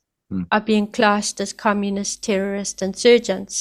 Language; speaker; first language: English; native; English